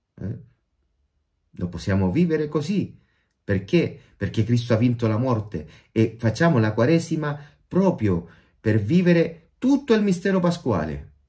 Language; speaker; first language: Italian; non-native, fluent; Spanish